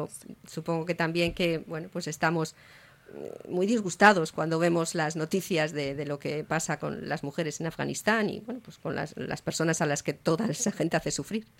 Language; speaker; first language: Spanish; native; Spanish